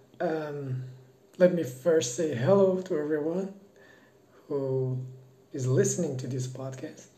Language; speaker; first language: English; non-native, fluent; Persian